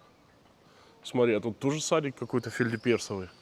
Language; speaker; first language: Russian; native; Russian